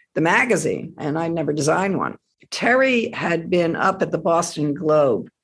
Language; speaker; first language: English; native; English